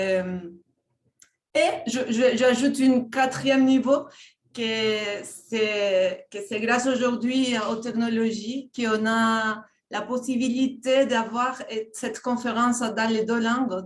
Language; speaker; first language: French; non-native, fluent; Spanish